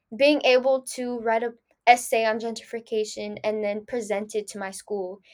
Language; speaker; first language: English; early bilingual, other home language; Spanish